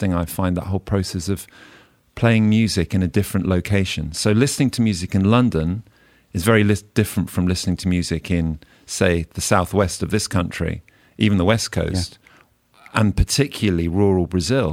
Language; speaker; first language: English; native; English